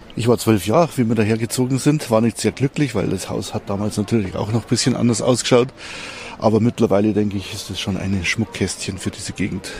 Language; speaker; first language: German; native; German